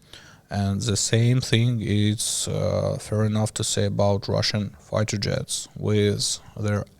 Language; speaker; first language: English; non-native, learner; Ukrainian